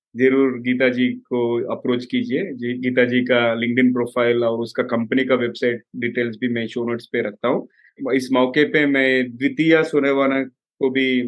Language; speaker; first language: Hindi; non-native, local second language; Telugu